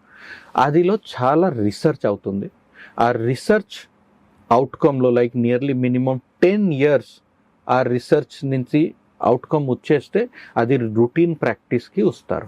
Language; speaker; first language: Telugu; non-native, learner; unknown